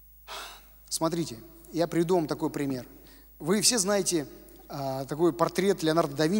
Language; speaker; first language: Russian; native; Russian